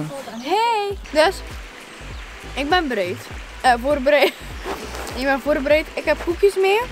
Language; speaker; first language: Dutch; native; Dutch